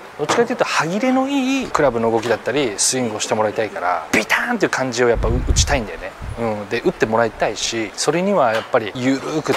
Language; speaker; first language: Japanese; native; Japanese